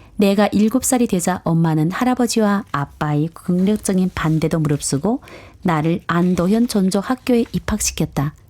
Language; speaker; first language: Korean; native; Korean